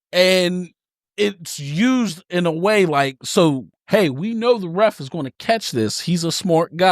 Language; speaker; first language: English; native; English